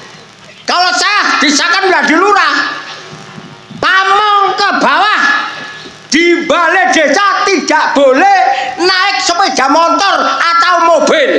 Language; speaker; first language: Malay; non-native, local second language; Javanese